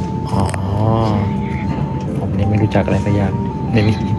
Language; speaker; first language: Thai; native; Thai